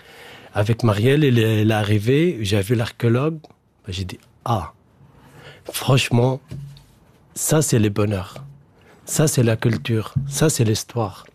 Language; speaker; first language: French; non-native, learner; Arabic